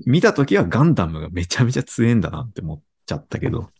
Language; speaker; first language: Japanese; native; Japanese